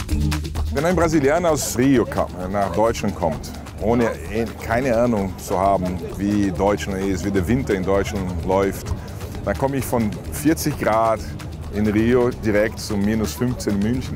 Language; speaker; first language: German; non-native, fluent; Portuguese